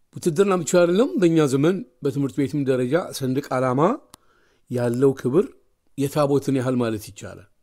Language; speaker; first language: Amharic; native; Amharic